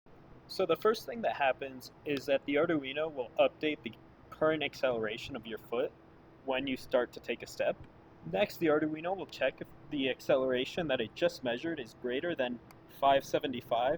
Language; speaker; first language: English; native; English